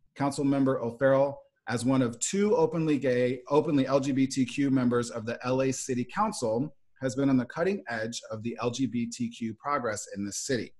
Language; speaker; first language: English; native; English